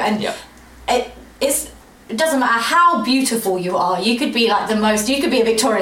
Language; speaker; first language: English; native; English